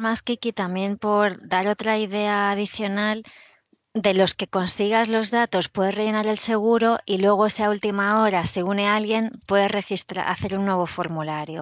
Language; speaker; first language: Spanish; native; Spanish